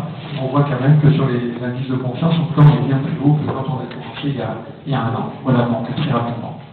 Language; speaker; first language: French; native; French